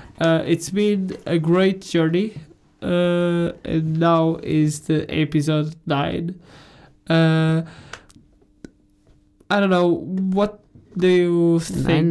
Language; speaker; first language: English; non-native, fluent; Portuguese